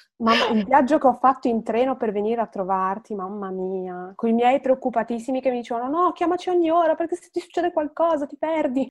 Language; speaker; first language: Italian; early bilingual, other home language; Arabic